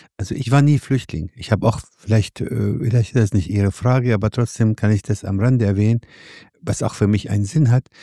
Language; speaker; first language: German; non-native, fluent; Arabic